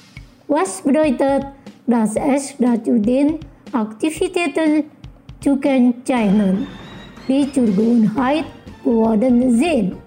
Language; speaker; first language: German; non-native, fluent; Indonesian